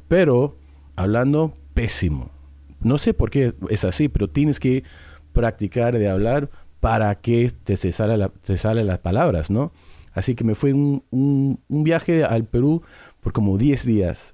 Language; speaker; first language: Spanish; early bilingual, heritage; English